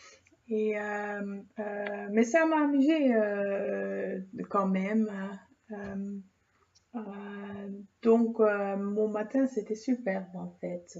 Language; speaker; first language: French; non-native, fluent; Dutch